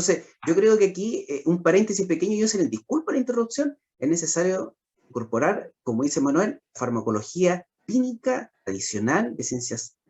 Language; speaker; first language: Spanish; native; Spanish